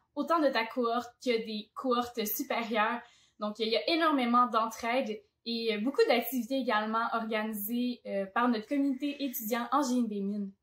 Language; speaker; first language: French; native; French